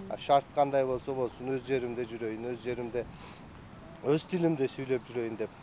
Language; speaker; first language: Kyrgyz; early bilingual, heritage; Kyrgyz